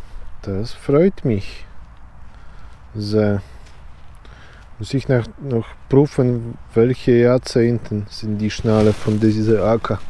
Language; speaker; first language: German; non-native, learner; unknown